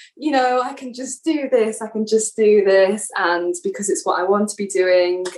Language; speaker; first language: English; native; English